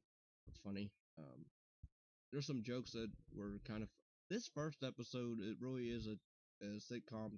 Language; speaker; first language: English; native; English